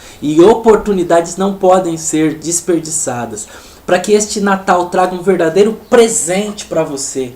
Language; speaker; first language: Portuguese; native; Portuguese